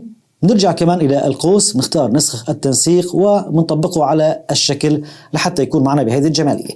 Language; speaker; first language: Arabic; native; Arabic